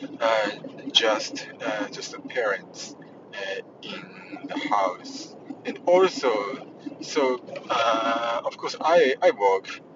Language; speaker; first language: English; non-native, learner; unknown